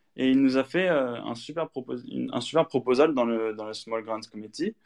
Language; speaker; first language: French; native; French